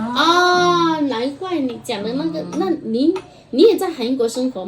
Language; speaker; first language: Chinese; non-native, local second language; Hakka Chinese